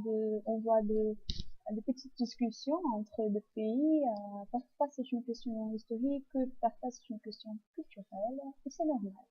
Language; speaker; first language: French; non-native, fluent; Portuguese